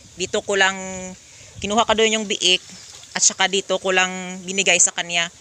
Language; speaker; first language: Filipino; non-native, local second language; Hiligaynon